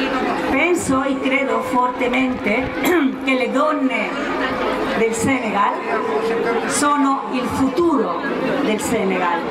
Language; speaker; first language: Italian; non-native, fluent; Spanish